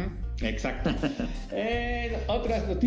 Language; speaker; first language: Spanish; native; Spanish